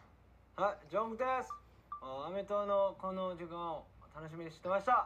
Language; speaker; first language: Japanese; non-native, learner; Korean